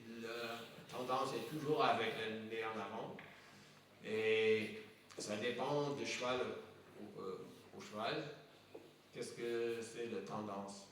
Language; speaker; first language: French; non-native, fluent; English